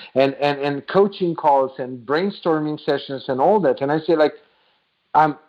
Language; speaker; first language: English; non-native, fluent; Slovenian